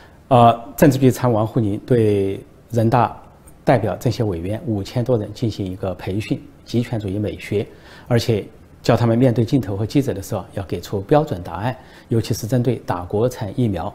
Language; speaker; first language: Chinese; native; Chinese